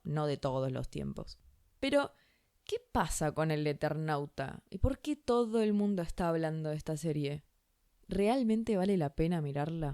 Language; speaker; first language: Spanish; native; Spanish